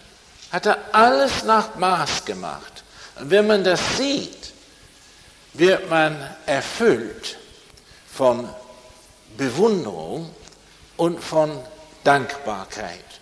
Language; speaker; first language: German; non-native, fluent; English